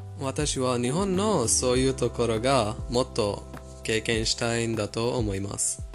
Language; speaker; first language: Japanese; non-native, fluent; Persian